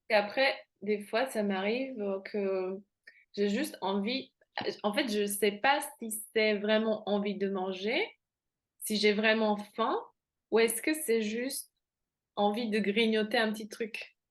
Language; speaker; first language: French; non-native, fluent; Slovak